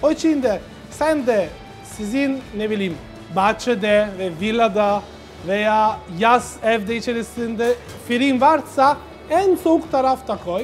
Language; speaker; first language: Turkish; non-native, learner; Italian